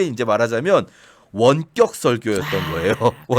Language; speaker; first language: Korean; native; Korean